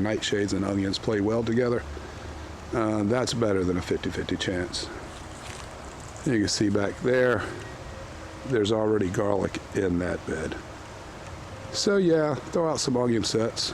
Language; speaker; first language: English; native; English